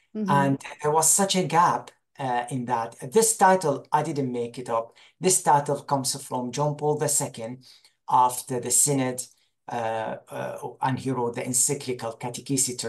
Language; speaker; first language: English; non-native, fluent; Arabic